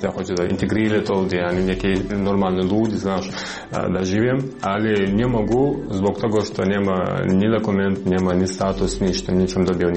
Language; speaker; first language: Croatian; non-native, learner; Chechen